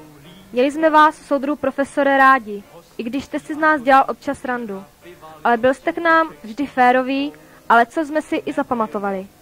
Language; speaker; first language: Czech; native; Czech